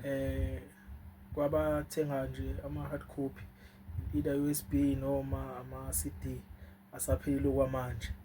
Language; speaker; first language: Zulu; native; Zulu